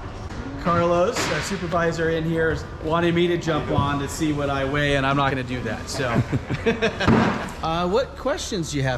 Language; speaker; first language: English; native; English